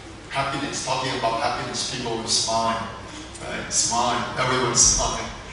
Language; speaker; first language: English; non-native, fluent; Thai